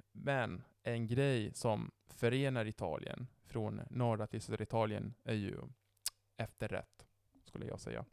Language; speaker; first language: Swedish; non-native, fluent; Italian